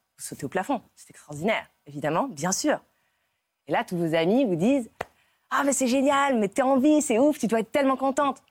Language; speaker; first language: French; native; French